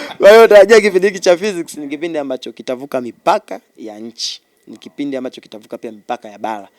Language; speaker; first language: Swahili; native; Swahili